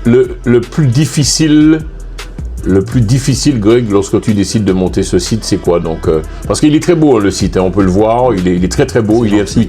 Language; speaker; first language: French; non-native, local second language; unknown